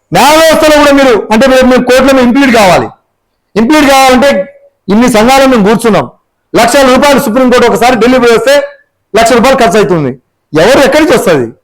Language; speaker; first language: Telugu; non-native, local second language; Lambadi